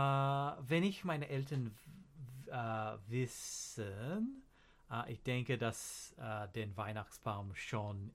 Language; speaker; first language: German; non-native, learner; English